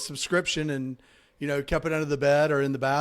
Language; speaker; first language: English; native; English